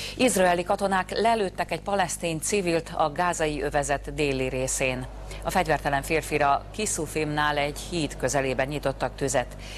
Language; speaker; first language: Hungarian; native; Hungarian